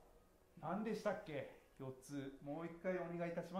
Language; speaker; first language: Japanese; native; Japanese